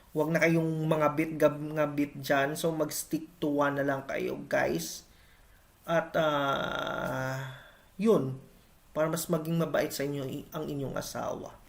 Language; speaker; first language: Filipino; non-native, local second language; Hiligaynon